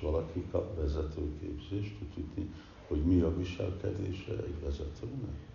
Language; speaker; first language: Hungarian; early bilingual, heritage; Hungarian